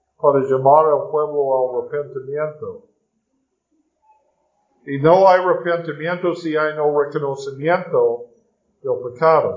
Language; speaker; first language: Spanish; non-native, learner; English